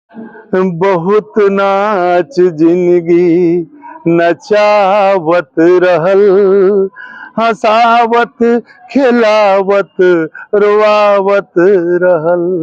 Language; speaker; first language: Hindi; non-native, local second language; Bhojpuri